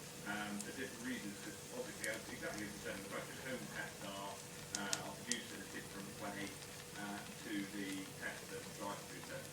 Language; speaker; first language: English; native; English